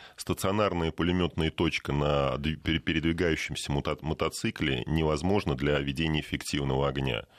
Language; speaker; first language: Russian; native; Russian